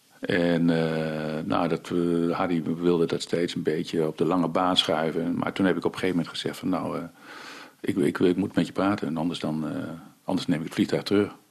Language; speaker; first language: Dutch; early bilingual, other home language; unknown